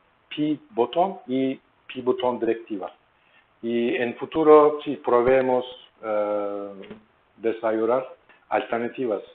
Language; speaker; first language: Spanish; non-native, learner; Turkish